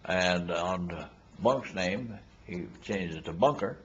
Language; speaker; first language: English; native; English